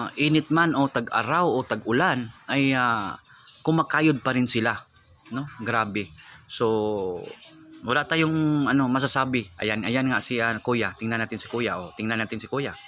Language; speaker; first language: Filipino; non-native, local second language; Cebuano